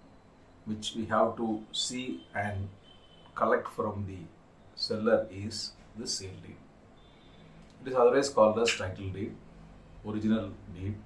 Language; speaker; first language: English; non-native, local second language; Tamil